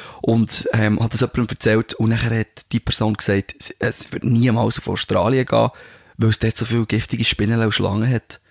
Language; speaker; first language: German; native; German